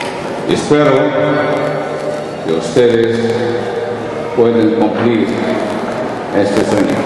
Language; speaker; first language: Spanish; non-native, learner; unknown